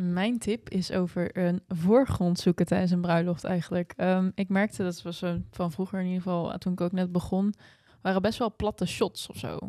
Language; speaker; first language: Dutch; native; Dutch